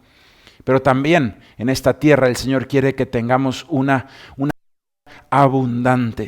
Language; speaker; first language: Spanish; native; Spanish